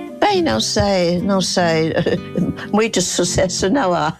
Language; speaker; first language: Portuguese; non-native, fluent; English